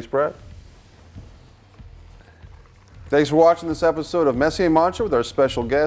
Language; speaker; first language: English; native; English